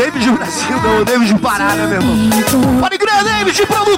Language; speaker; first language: Portuguese; native; Portuguese